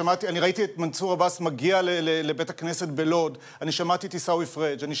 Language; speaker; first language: Hebrew; native; Hebrew